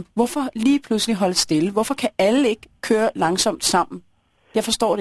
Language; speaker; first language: Danish; native; Danish